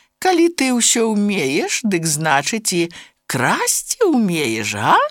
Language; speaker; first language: Belarusian; native; Belarusian